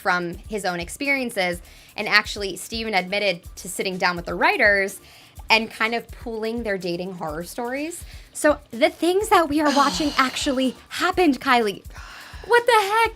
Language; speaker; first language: English; native; English